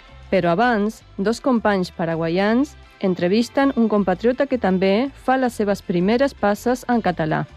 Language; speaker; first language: Catalan; non-native, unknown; Spanish